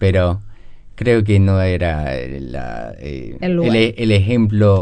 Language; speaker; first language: Spanish; non-native, learner; English